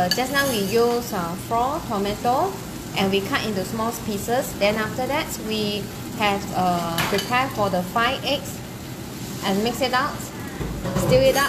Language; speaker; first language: English; non-native, local second language; Chinese